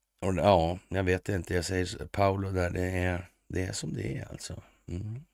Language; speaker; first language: Swedish; native; Swedish